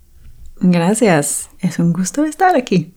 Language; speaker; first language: Spanish; non-native, fluent; English